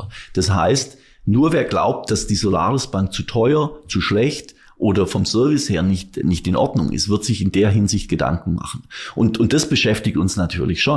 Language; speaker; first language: German; native; German